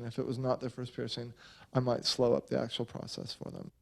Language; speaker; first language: English; native; English